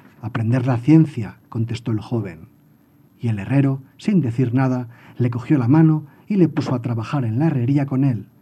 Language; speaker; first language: Spanish; native; Spanish